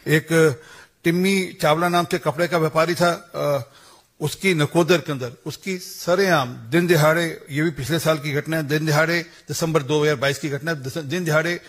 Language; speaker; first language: Hindi; non-native, local second language; Punjabi